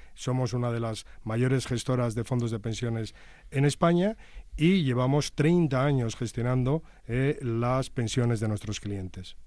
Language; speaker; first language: Spanish; native; Spanish